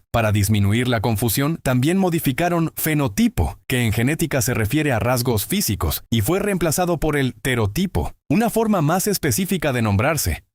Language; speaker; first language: Spanish; native; Spanish